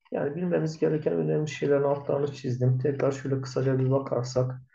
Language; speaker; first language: Turkish; native; Turkish